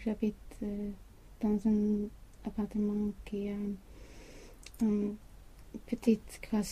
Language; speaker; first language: French; non-native, learner; Swedish